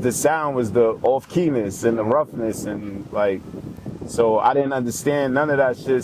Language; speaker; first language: English; native; English